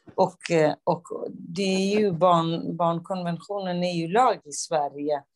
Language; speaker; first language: Swedish; non-native, fluent; Kurdish